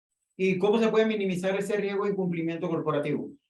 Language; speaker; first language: Spanish; native; Spanish